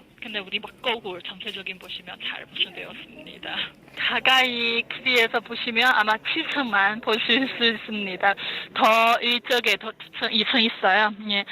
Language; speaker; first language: Korean; non-native, fluent; Chinese